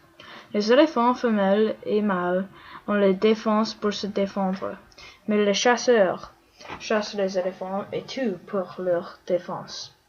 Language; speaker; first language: French; non-native, learner; English